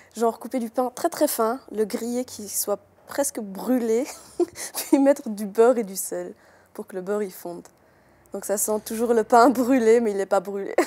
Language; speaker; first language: French; native; French